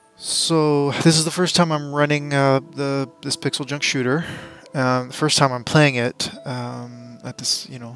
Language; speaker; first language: English; native; English